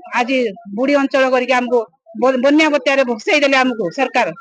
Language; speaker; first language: Odia; native; Odia